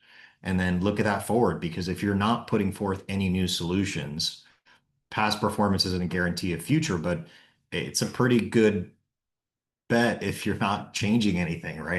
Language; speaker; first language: English; native; English